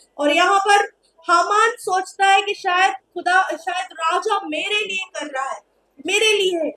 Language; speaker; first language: Hindi; non-native, local second language; Marathi